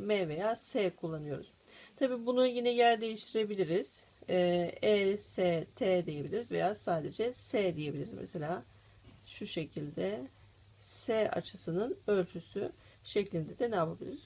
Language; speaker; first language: Turkish; native; Turkish